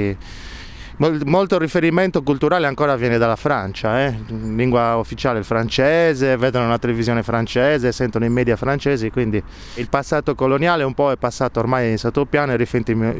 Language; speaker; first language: Italian; native; Italian